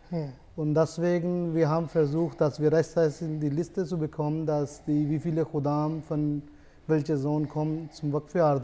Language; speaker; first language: German; non-native, learner; Urdu